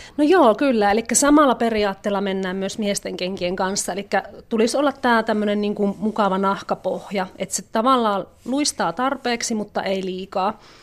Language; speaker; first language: Finnish; native; Finnish